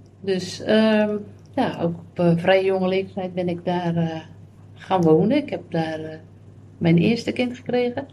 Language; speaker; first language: Dutch; native; Dutch